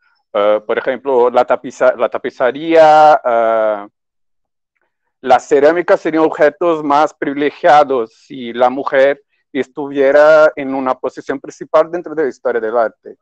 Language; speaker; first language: Spanish; non-native, fluent; Portuguese